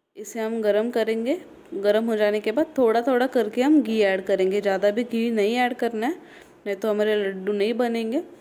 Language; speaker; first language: Hindi; non-native, local second language; Marathi